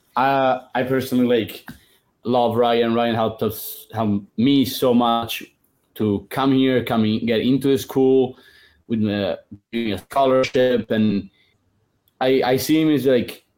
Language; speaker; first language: English; non-native, fluent; Italian